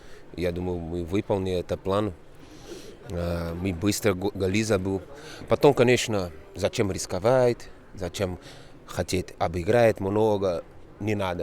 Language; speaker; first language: Russian; non-native, fluent; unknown